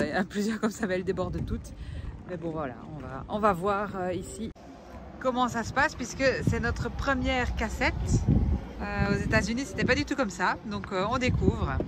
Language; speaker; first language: French; native; French